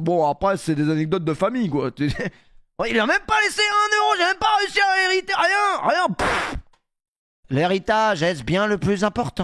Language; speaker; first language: French; native; French